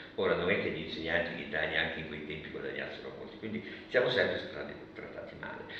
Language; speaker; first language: Italian; early bilingual, other home language; Russian